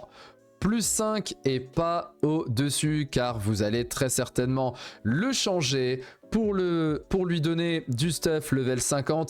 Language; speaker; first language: French; native; French